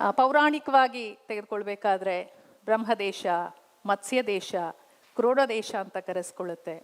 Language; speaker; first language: Kannada; non-native, local second language; Kodava